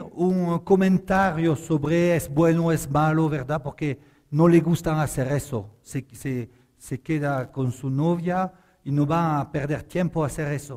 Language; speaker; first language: Spanish; non-native, fluent; French